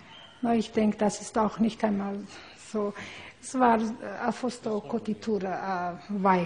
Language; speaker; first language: German; non-native, learner; Hungarian